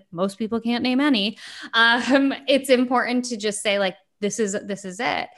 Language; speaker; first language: English; native; English